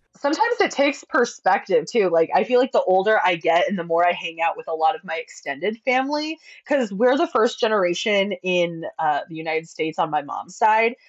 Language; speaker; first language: English; early bilingual, other home language; Spanish